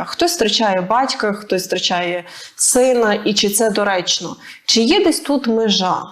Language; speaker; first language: Ukrainian; native; Ukrainian